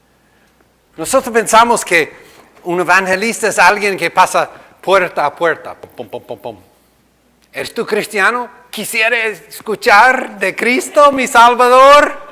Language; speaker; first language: Spanish; non-native, fluent; English